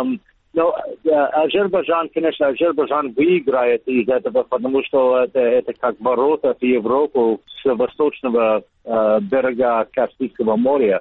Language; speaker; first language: Russian; non-native, learner; English